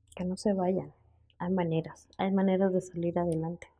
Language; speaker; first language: Spanish; native; Spanish